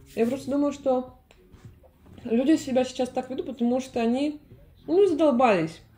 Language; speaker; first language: Russian; native; Russian